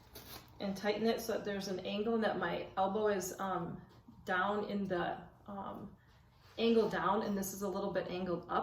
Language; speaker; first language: English; native; English